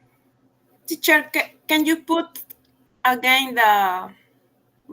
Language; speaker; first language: English; non-native, learner; Spanish